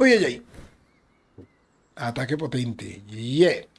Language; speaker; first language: Spanish; native; Spanish